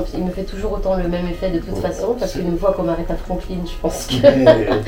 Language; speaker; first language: French; native; French